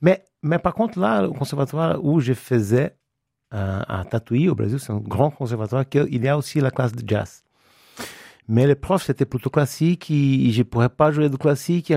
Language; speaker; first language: French; non-native, fluent; Portuguese